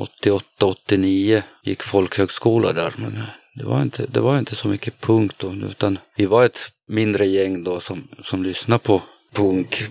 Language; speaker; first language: Swedish; native; Swedish